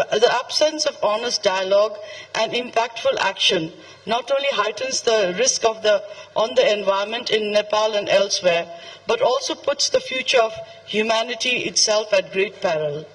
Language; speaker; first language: English; non-native, fluent; Nepali